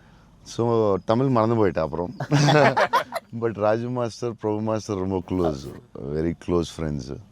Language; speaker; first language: Tamil; non-native, local second language; Telugu